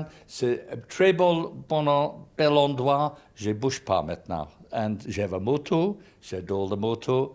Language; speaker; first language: French; non-native, learner; English